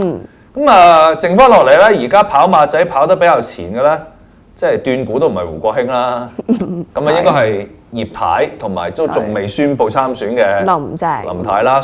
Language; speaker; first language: Cantonese; native; Cantonese